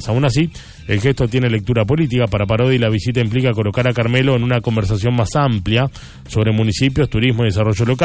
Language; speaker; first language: Spanish; native; Spanish